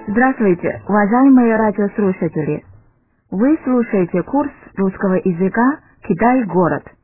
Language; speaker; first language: Russian; non-native, fluent; Chinese